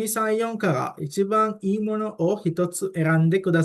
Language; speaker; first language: Japanese; non-native, fluent; Sinhala